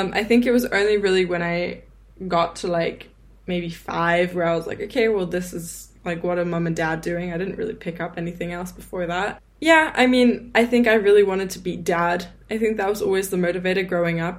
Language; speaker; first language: English; native; English